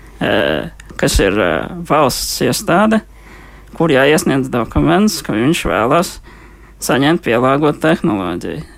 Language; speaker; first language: Latvian; native; Latvian